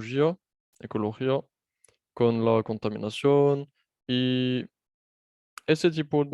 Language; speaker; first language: Spanish; non-native, fluent; French